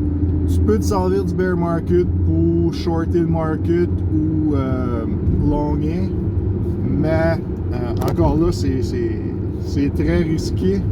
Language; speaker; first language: French; native; French